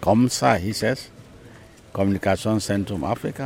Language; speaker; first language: German; non-native, fluent; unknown